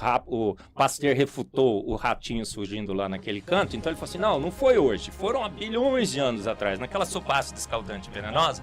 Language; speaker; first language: Portuguese; native; Portuguese